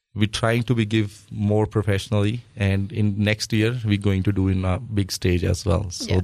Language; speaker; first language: English; non-native, local second language; Punjabi